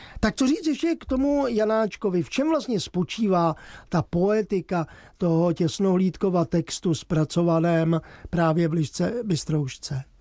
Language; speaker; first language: Czech; native; Czech